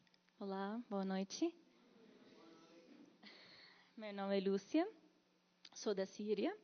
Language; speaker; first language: Portuguese; non-native, learner; Arabic